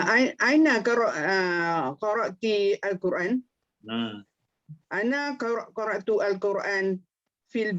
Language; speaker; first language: Arabic; non-native, learner; Malay